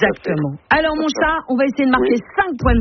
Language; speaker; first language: French; native; French